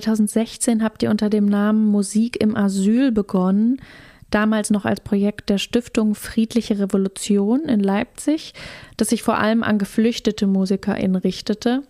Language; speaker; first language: German; native; German